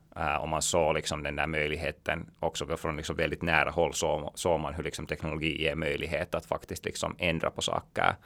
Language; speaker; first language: Swedish; native; Swedish